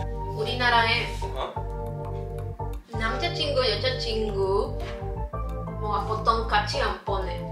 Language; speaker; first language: Korean; non-native, learner; Spanish